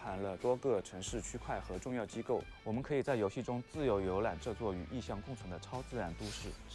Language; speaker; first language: Chinese; native; Chinese